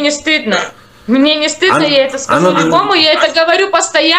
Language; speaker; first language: Russian; native; Russian